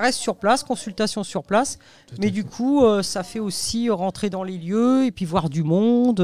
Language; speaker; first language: French; native; French